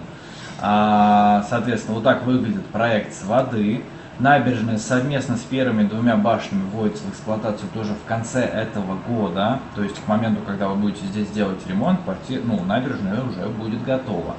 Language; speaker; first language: Russian; native; Russian